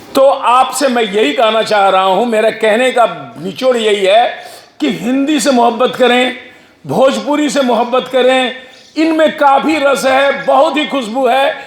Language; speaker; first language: Hindi; non-native, local second language; Bhojpuri